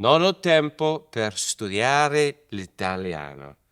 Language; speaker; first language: Italian; non-native, learner; English